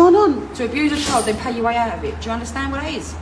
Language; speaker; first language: English; native; English